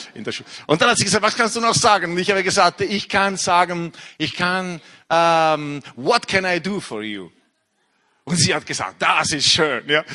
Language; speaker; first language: German; non-native, fluent; Italian